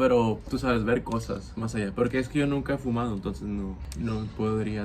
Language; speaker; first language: Spanish; native; Spanish